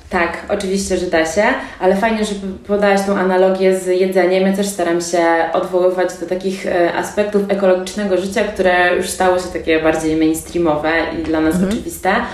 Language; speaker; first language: Polish; native; Polish